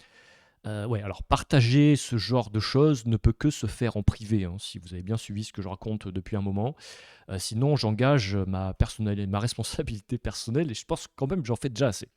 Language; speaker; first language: French; native; French